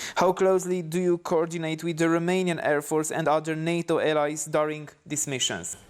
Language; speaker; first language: English; non-native, fluent; Romanian